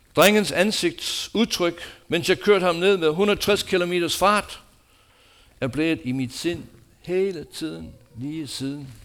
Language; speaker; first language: Danish; non-native, fluent; English